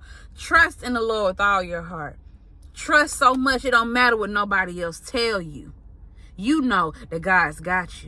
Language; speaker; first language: English; native; English